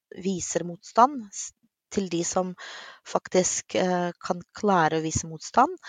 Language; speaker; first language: Norwegian; non-native, fluent; Russian